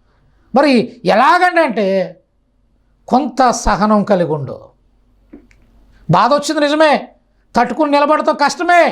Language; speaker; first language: Telugu; native; Telugu